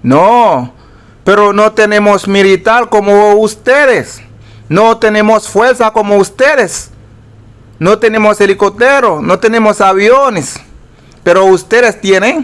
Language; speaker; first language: Spanish; non-native, fluent; Haitian Creole